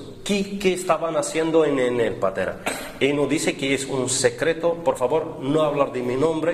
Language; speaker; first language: Spanish; non-native, learner; Arabic